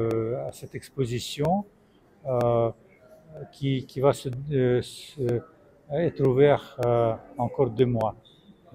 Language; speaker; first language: French; non-native, fluent; Russian